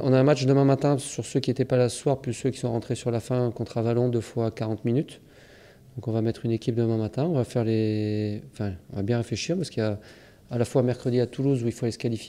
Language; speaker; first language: French; native; French